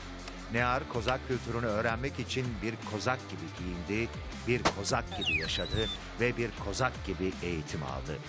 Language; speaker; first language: Turkish; native; Turkish